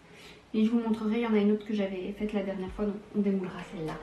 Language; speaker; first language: French; native; French